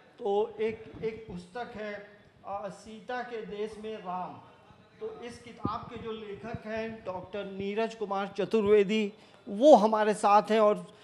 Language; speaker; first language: Hindi; native; Hindi